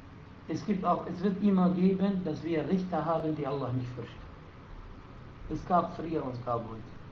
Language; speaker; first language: German; non-native, fluent; Arabic